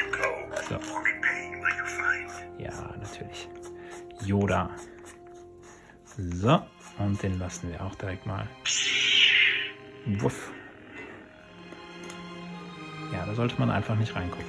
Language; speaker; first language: German; native; German